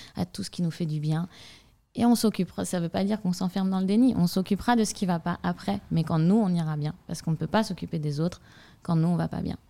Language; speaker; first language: French; native; French